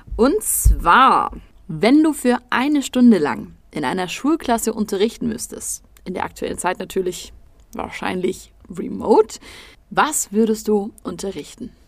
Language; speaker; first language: German; native; German